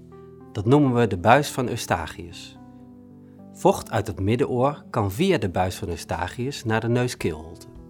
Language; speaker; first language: Dutch; native; Dutch